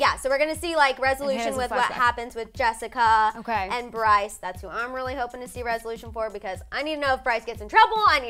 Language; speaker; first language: English; native; English